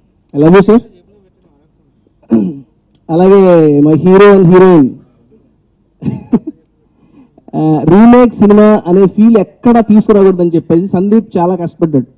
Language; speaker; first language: Telugu; native; Telugu